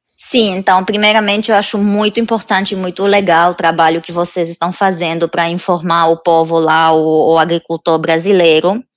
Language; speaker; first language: Portuguese; non-native, fluent; Romanian